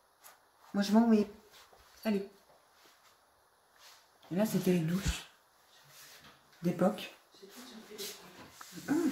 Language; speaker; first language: French; native; French